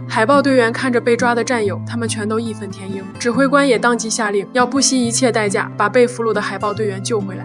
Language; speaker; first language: Chinese; native; Chinese